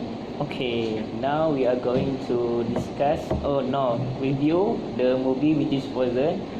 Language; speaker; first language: English; non-native, local second language; Malay